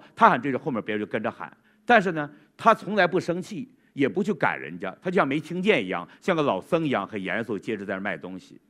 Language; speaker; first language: Chinese; native; Chinese